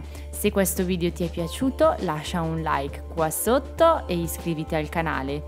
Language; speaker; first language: Italian; native; Italian